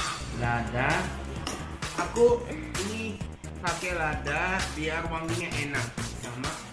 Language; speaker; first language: Indonesian; non-native, fluent; Japanese